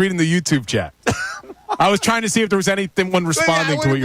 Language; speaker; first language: English; native; English